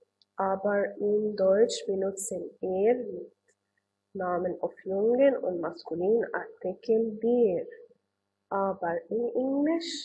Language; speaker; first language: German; non-native, learner; Arabic